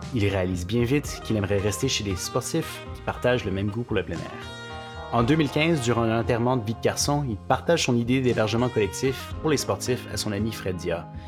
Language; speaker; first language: French; native; French